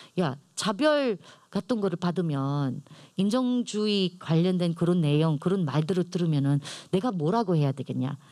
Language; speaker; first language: Korean; non-native, fluent; Filipino